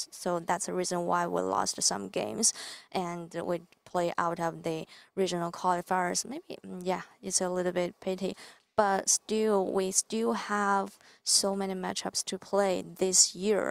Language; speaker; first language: English; non-native, fluent; Chinese